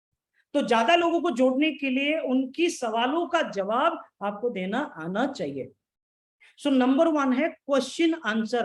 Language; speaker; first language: Hindi; native; Hindi